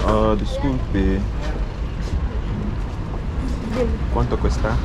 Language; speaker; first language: Spanish; non-native, learner; English